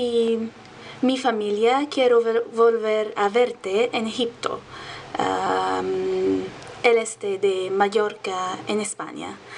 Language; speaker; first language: Spanish; non-native, learner; Arabic